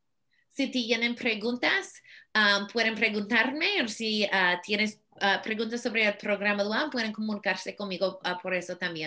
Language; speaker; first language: Spanish; non-native, fluent; English